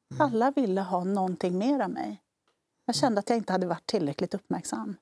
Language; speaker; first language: Swedish; native; Swedish